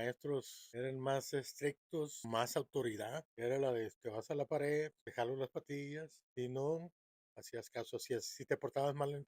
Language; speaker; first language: Spanish; native; Spanish